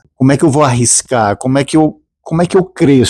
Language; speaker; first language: Portuguese; native; Portuguese